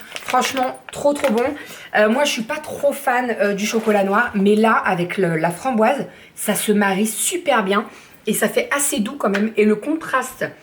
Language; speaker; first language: French; native; French